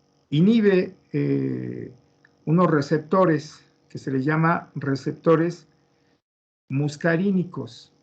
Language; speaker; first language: Spanish; native; Spanish